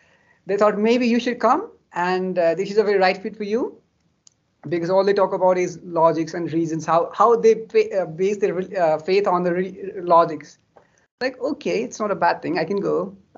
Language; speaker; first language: English; non-native, local second language; Nepali